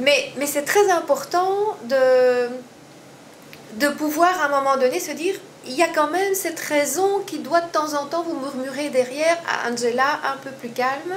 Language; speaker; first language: French; native; French